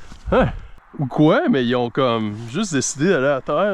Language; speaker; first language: French; native; French